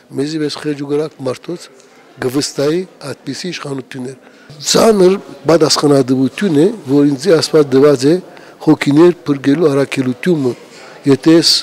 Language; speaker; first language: Armenian; early bilingual, heritage; Armenian